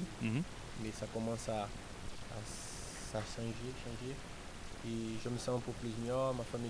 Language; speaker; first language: French; non-native, learner; Portuguese